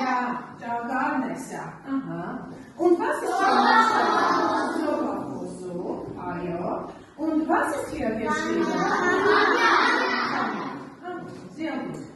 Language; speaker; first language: German; non-native, learner; Armenian